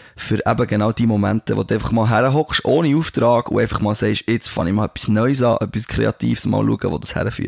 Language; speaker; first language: German; native; German